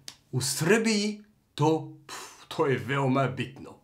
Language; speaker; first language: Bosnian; non-native, learner; French